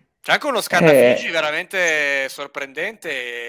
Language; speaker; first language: Italian; native; Italian